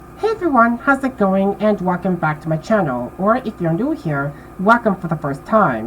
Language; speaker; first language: English; native; English